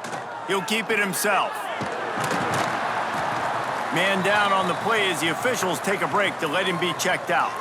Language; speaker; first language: English; native; English